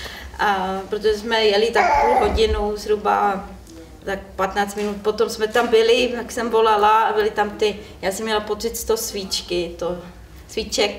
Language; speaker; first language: Czech; non-native, learner; German